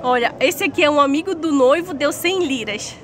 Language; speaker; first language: Portuguese; native; Portuguese